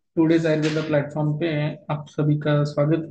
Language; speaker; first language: Hindi; non-native, local second language; Marathi